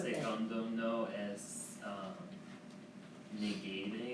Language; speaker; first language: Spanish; non-native, learner; English